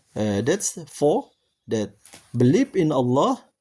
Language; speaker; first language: English; non-native, learner; Indonesian